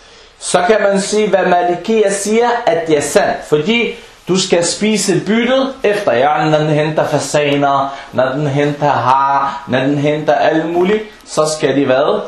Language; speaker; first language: Danish; non-native, local second language; Arabic